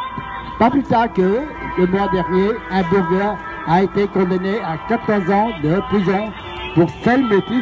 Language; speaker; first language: French; non-native, fluent; Vietnamese